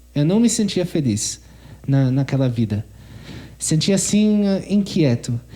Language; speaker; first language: Portuguese; non-native, fluent; English